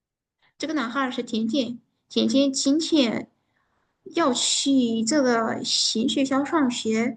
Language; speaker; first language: Chinese; non-native, fluent; Uzbek